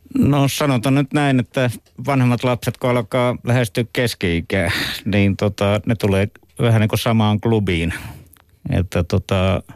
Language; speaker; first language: Finnish; native; Finnish